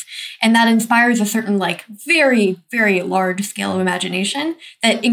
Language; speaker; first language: English; native; English